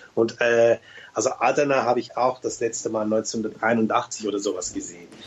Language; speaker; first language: German; early bilingual, other home language; Turkish